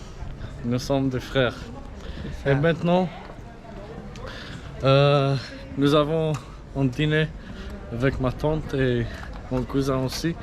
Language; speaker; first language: French; non-native, learner; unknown